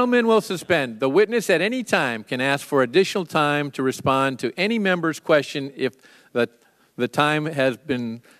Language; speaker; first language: English; native; English